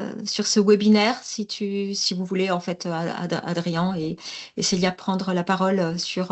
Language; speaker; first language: French; native; French